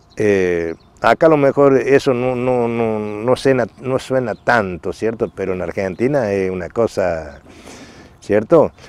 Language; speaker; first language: Spanish; native; Spanish